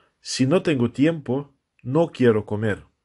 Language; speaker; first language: Spanish; non-native, fluent; Russian